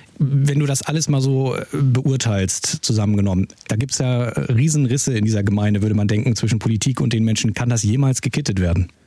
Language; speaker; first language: German; native; German